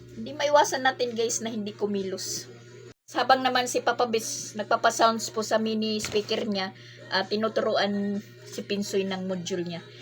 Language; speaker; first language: Filipino; non-native, local second language; Waray